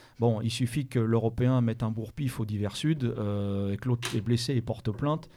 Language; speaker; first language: French; native; French